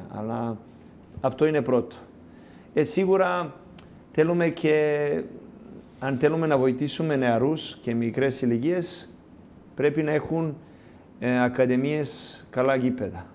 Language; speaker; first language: Greek; non-native, learner; Serbian